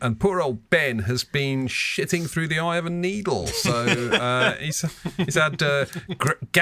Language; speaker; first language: English; native; English